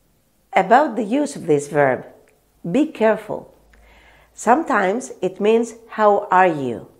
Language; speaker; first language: English; non-native, fluent; Greek